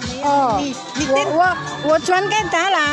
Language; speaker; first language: Chinese; non-native, learner; Indonesian